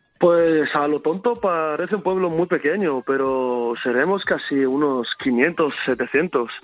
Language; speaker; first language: Spanish; early bilingual, other home language; Arabic